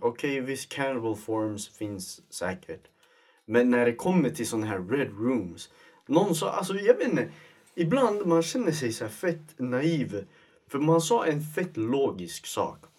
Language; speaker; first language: Swedish; native; Swedish